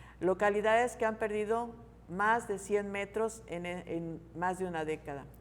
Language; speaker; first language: Spanish; native; Spanish